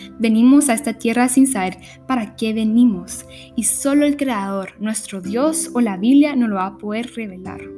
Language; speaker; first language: Spanish; early bilingual, heritage; Spanish